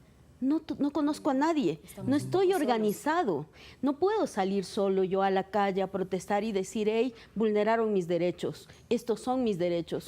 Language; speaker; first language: Spanish; native; Spanish